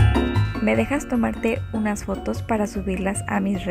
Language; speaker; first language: Spanish; native; Spanish